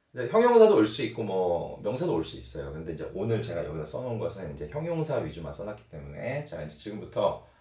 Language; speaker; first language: Korean; native; Korean